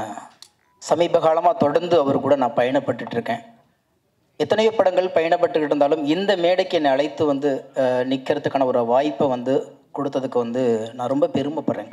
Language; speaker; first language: Tamil; native; Tamil